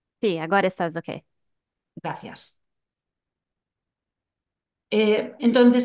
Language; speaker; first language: Spanish; non-native, fluent; Portuguese